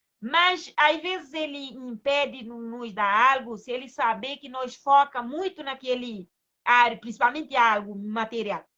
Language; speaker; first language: Portuguese; non-native, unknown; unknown